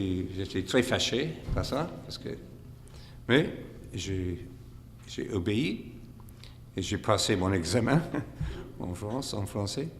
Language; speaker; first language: French; non-native, fluent; English